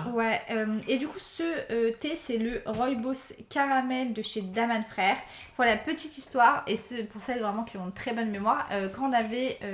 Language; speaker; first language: French; native; French